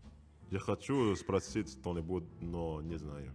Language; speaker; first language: Russian; non-native, learner; Indonesian